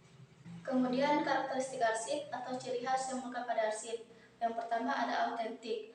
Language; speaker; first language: Indonesian; native; Indonesian